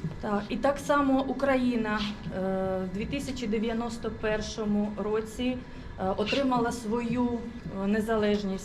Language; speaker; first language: Ukrainian; non-native, local second language; Russian